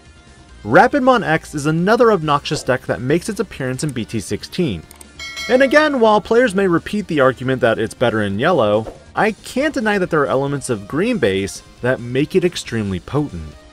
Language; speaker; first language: English; native; English